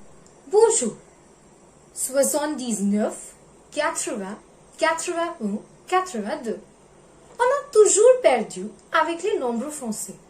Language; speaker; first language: French; non-native, learner; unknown